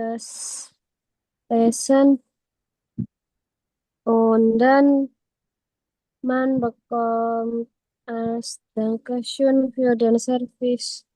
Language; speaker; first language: German; non-native, learner; Indonesian